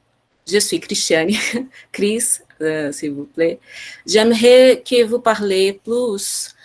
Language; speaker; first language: French; non-native, learner; Portuguese